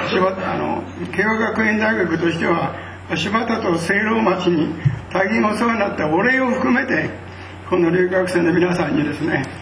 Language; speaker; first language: Japanese; native; Japanese